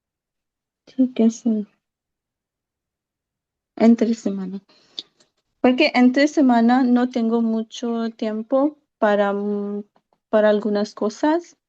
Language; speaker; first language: Spanish; non-native, learner; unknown